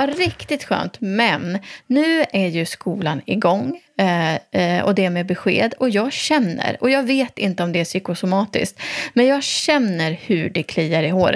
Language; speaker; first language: Swedish; native; Swedish